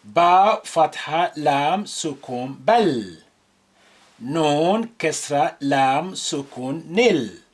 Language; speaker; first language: Arabic; non-native, fluent; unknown